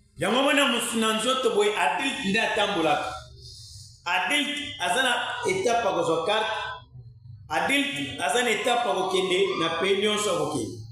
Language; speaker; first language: Lingala; non-native, local second language; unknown